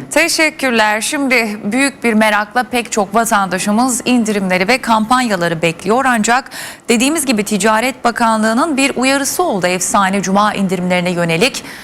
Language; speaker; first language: Turkish; native; Turkish